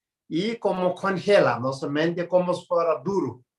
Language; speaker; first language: Spanish; non-native, learner; Tibetan